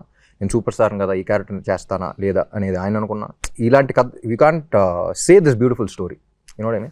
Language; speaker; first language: Telugu; native; Telugu